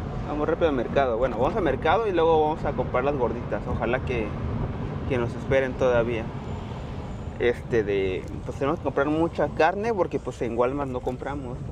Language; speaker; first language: Spanish; native; Spanish